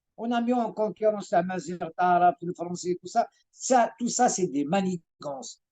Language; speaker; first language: French; non-native, local second language; Kabyle